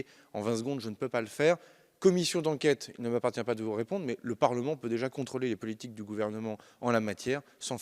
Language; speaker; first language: French; native; French